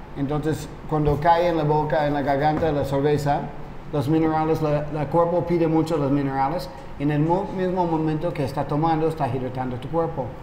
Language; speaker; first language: Spanish; non-native, fluent; English